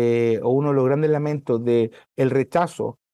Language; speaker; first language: Spanish; native; Spanish